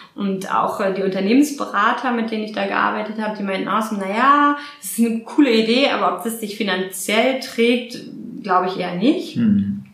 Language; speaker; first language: German; native; German